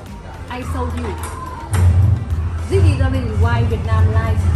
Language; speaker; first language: English; non-native, learner; Vietnamese